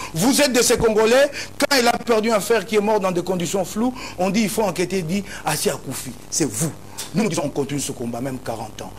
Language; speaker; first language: French; non-native, local second language; Lingala